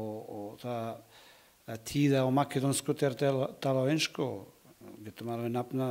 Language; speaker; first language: Icelandic; non-native, learner; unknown